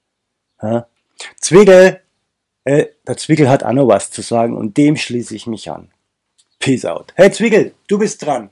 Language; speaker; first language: German; native; German